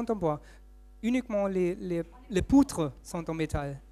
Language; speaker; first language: French; non-native, fluent; German